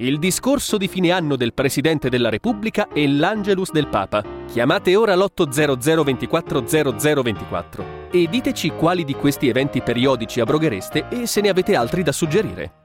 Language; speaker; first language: Italian; native; Italian